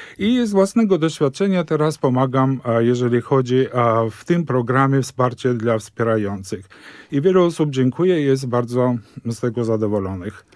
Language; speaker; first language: Polish; early bilingual, heritage; Polish